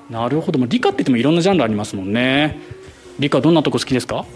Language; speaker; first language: Japanese; native; Japanese